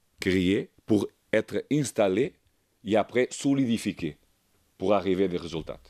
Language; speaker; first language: French; non-native, learner; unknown